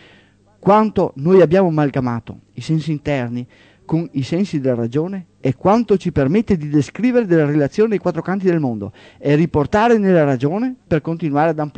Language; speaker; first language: Italian; native; Italian